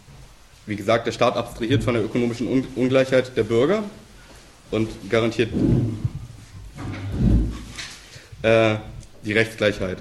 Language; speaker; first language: German; native; German